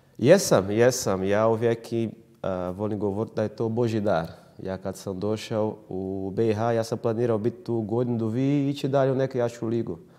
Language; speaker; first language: Croatian; non-native, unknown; Portuguese